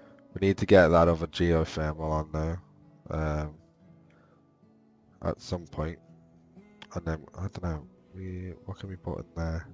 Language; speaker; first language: English; native; English